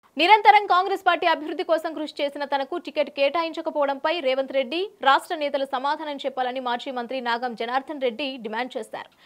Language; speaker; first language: Telugu; native; Telugu